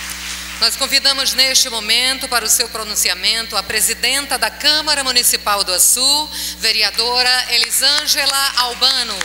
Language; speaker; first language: Portuguese; native; Portuguese